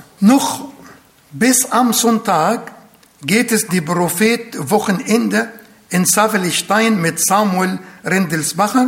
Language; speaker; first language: German; non-native, fluent; Arabic